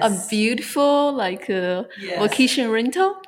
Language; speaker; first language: English; non-native, fluent; Chinese